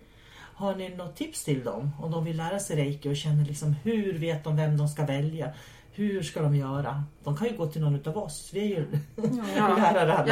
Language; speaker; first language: Swedish; native; Swedish